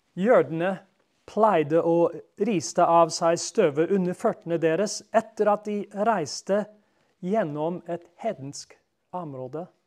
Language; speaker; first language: Norwegian; non-native, fluent; English